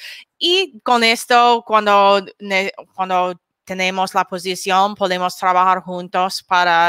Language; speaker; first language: Spanish; non-native, learner; English